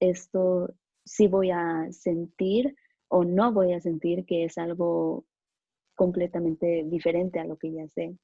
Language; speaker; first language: Spanish; early bilingual, other home language; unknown